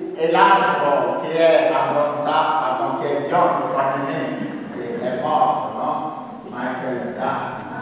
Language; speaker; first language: Italian; non-native, fluent; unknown